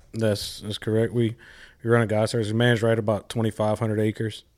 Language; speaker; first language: English; native; English